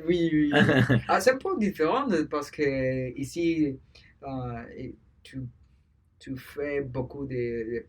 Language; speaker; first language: French; non-native, learner; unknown